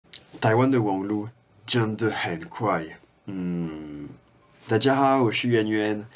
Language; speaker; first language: Chinese; non-native, fluent; French